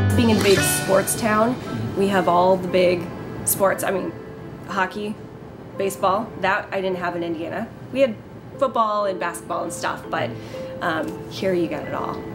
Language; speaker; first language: English; native; English